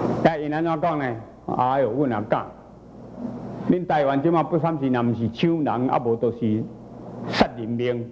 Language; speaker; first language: Chinese; native; Chinese